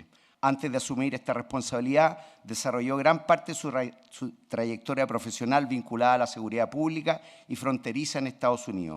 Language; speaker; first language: Spanish; native; Spanish